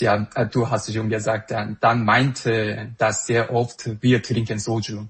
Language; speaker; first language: German; non-native, fluent; Korean